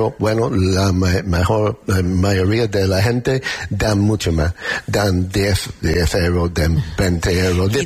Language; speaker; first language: Spanish; non-native, learner; English